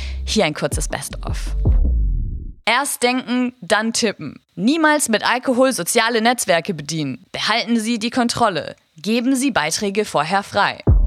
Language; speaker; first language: German; native; German